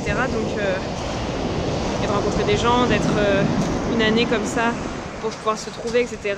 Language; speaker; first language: French; native; French